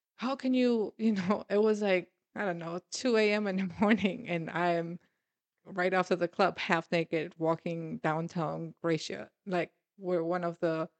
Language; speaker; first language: English; non-native, fluent; German